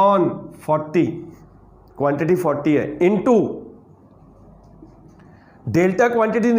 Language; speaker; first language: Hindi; native; Hindi